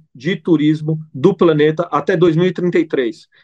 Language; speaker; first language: Portuguese; non-native, fluent; Italian